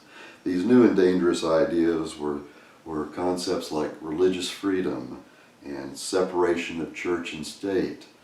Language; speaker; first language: English; native; English